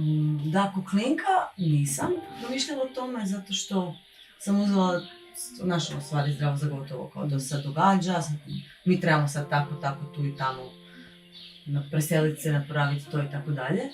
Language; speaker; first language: Bosnian; native; Bosnian